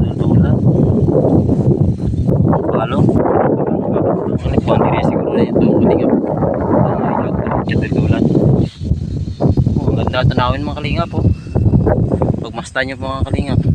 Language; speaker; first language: Filipino; non-native, local second language; Kinaray-a